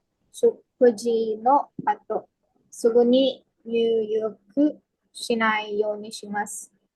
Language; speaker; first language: Japanese; non-native, learner; Filipino